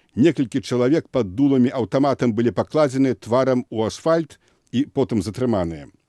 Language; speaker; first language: Belarusian; native; Belarusian